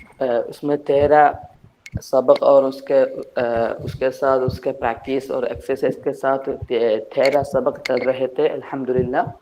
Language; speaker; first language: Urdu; non-native, learner; Persian